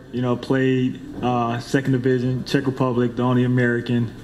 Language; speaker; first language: English; native; English